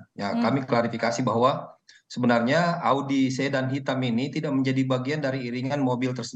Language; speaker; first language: Indonesian; native; Indonesian